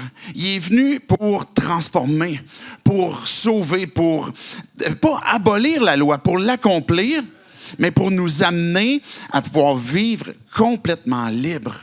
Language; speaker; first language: French; native; French